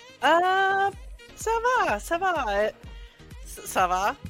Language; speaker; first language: French; non-native, learner; English